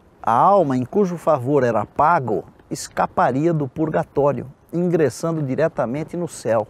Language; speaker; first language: Portuguese; native; Portuguese